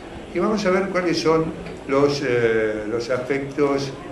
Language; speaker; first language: Spanish; native; Spanish